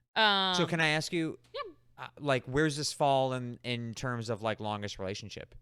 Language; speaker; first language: English; native; English